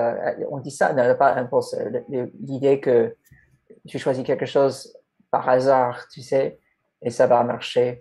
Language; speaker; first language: French; non-native, fluent; English